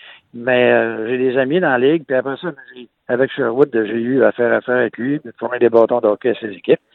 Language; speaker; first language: French; native; French